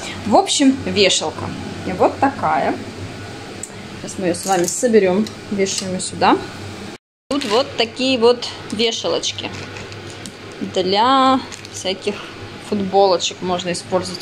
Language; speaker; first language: Russian; native; Russian